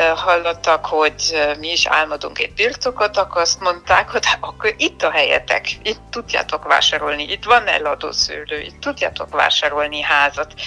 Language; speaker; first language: Hungarian; non-native, fluent; German